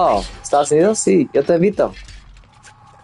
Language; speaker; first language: Spanish; non-native, learner; English